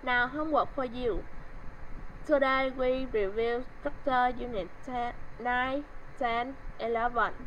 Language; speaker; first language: English; non-native, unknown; Vietnamese